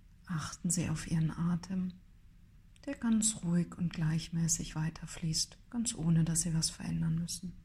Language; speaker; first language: German; native; German